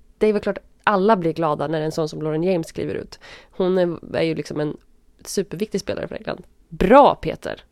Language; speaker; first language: Swedish; native; Swedish